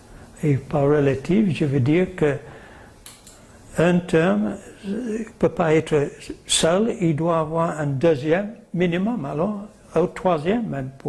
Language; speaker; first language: French; non-native, learner; English